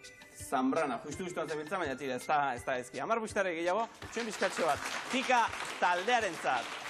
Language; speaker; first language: Basque; native; Basque